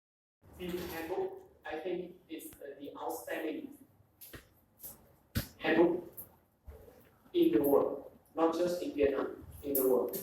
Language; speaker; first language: English; non-native, fluent; Vietnamese